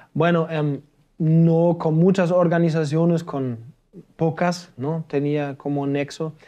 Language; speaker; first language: Spanish; non-native, fluent; German